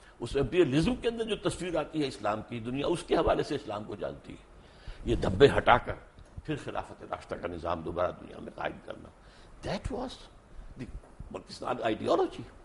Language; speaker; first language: Urdu; native; Urdu